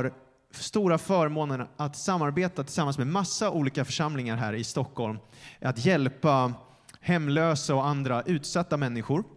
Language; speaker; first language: Swedish; native; Swedish